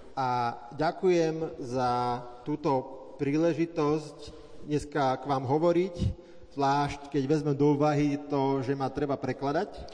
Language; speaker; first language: Slovak; native; Slovak